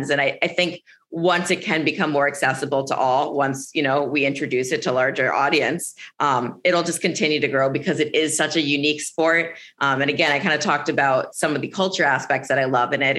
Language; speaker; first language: English; native; English